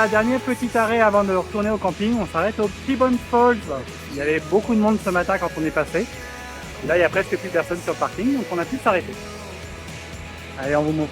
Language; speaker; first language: French; native; French